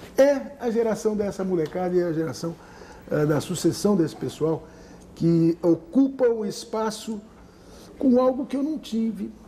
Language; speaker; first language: Portuguese; native; Portuguese